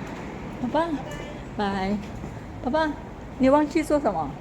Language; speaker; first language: Chinese; non-native, fluent; Filipino